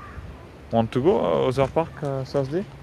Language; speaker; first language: English; non-native, learner; French